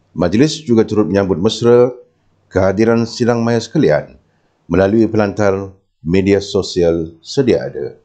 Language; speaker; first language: Malay; native; Malay